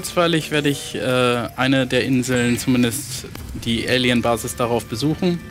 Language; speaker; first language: German; native; German